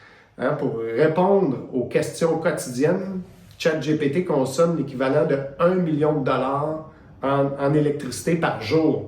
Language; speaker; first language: French; native; French